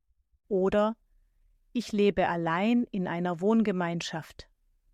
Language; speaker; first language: German; native; German